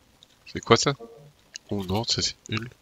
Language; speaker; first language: French; native; French